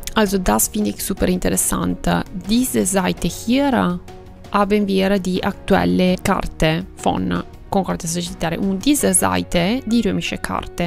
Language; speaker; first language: German; non-native, fluent; Italian